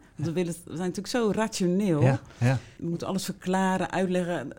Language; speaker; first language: Dutch; native; Dutch